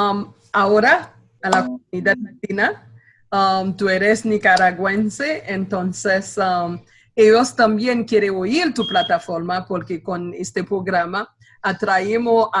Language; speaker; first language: Spanish; non-native, fluent; Haitian Creole